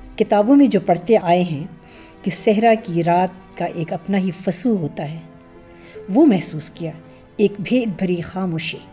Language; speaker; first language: Urdu; native; Urdu